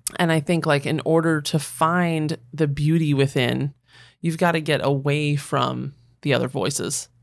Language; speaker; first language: English; native; English